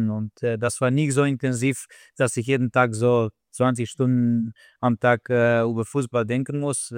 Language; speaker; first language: German; non-native, fluent; Slovenian